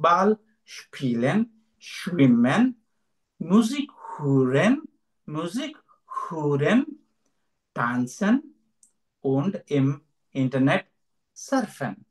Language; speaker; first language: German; non-native, fluent; Telugu